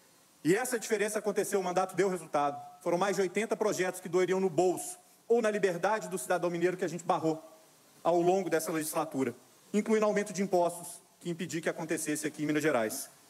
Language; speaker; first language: Portuguese; native; Portuguese